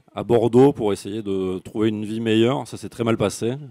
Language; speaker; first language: French; native; French